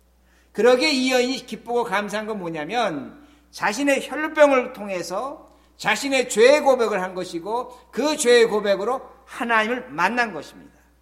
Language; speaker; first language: Korean; native; Korean